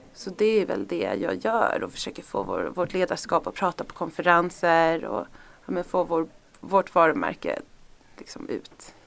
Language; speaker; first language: Swedish; native; Swedish